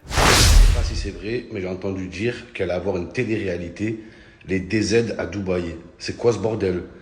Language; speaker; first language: French; early bilingual, other home language; Arabic